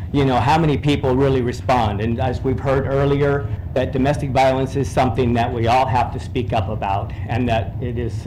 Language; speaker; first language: English; native; English